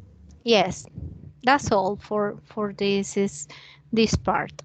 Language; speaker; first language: English; non-native, learner; Spanish